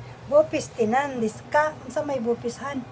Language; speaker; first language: Japanese; non-native, learner; Cebuano